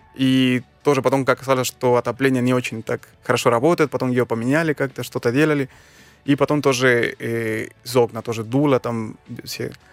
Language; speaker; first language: Russian; non-native, fluent; Spanish